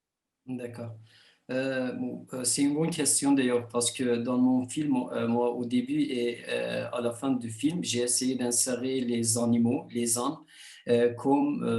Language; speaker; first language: French; non-native, fluent; Kurdish